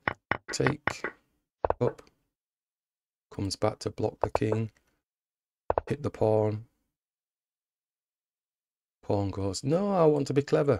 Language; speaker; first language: English; native; English